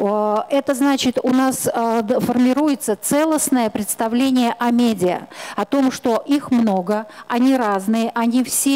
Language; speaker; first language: Russian; native; Russian